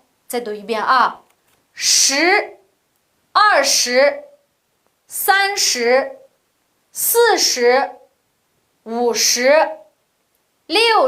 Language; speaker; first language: Chinese; non-native, local second language; Uyghur